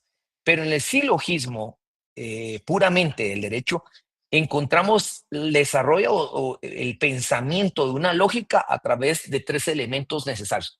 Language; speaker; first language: Spanish; native; Spanish